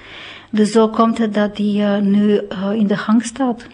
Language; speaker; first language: Dutch; non-native, fluent; Romanian